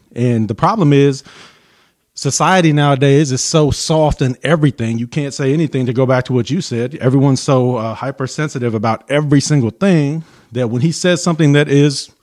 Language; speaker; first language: English; native; English